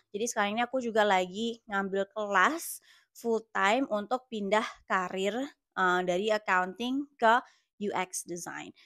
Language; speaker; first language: Indonesian; native; Indonesian